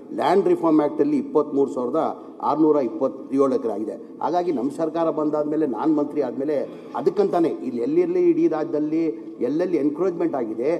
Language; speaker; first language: Kannada; non-native, local second language; Urdu